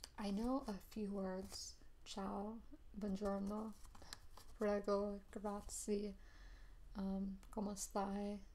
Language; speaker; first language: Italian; non-native, learner; English